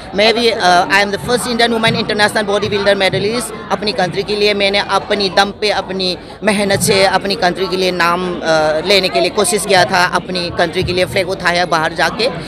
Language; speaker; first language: Hindi; non-native, local second language; Manipuri